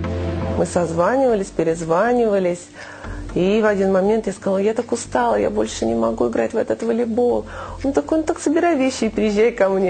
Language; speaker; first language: Russian; native; Russian